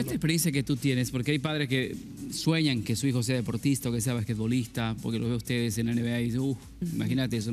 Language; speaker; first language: Spanish; native; Spanish